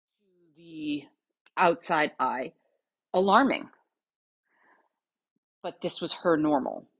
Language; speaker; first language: English; native; English